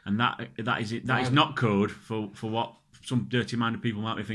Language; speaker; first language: English; native; English